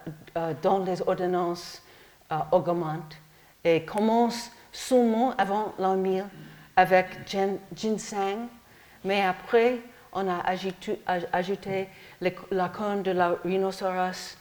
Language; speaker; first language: French; non-native, learner; English